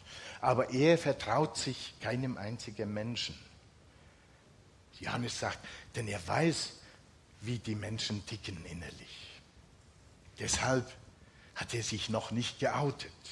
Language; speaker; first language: German; non-native, fluent; Finnish